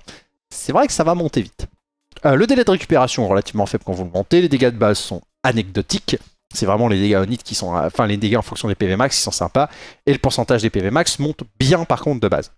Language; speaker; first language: French; native; French